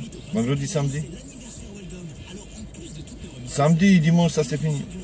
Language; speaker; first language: French; non-native, learner; Polish